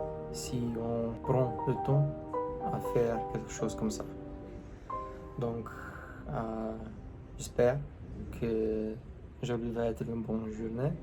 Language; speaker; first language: French; non-native, learner; English